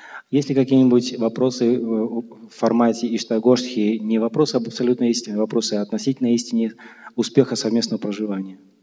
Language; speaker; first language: Russian; native; Russian